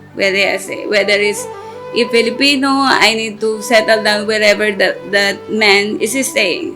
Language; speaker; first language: English; non-native, local second language; Filipino